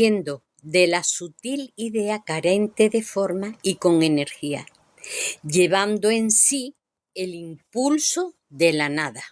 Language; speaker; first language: Spanish; native; Spanish